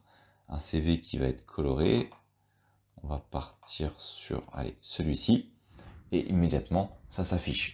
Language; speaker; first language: French; native; French